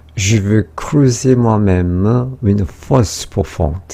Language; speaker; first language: French; non-native, fluent; Korean